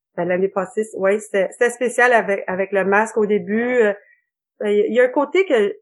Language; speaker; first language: French; native; French